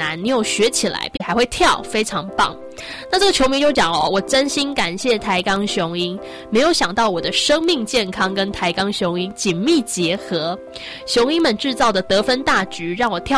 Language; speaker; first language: Chinese; native; Chinese